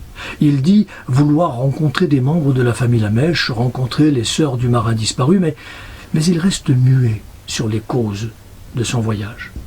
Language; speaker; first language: French; native; French